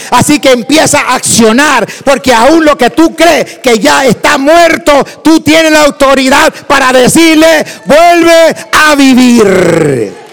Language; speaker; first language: Spanish; early bilingual, heritage; Spanish